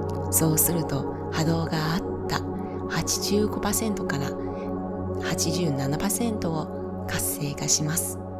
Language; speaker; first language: Japanese; non-native, fluent; Chinese